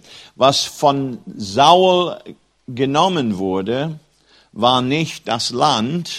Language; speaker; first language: German; non-native, fluent; English